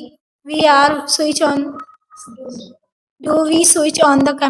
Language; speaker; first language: English; non-native, learner; Hindi